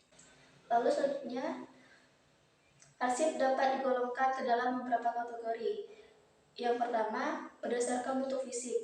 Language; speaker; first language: Indonesian; native; Indonesian